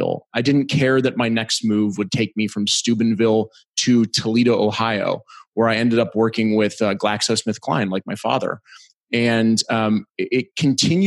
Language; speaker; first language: English; native; English